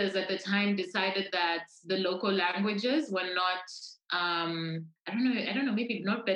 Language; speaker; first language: English; non-native, local second language; Bemba